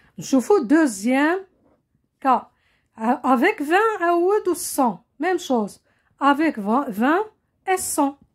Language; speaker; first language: French; non-native, local second language; Arabic